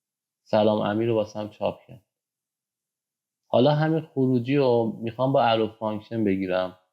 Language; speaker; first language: Persian; native; Persian